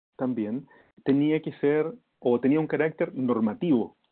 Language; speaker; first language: Spanish; native; Spanish